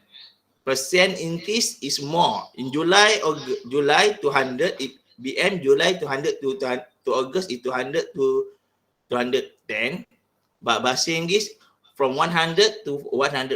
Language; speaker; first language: English; non-native, local second language; Malay